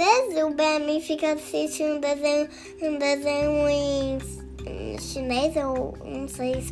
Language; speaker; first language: Portuguese; early bilingual, heritage; Portuguese